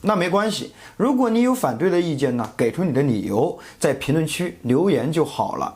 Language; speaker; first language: Chinese; native; Chinese